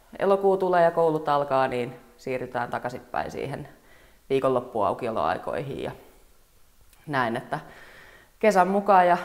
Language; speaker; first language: Finnish; native; Finnish